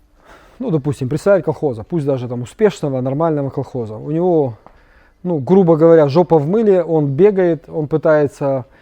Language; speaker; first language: Russian; native; Russian